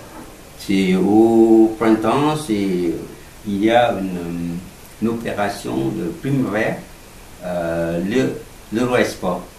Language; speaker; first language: French; non-native, learner; Vietnamese